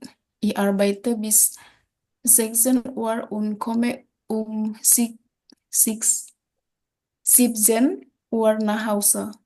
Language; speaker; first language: German; non-native, learner; Indonesian